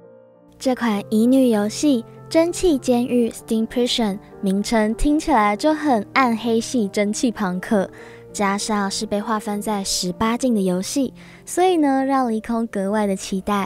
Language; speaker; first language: Chinese; native; Chinese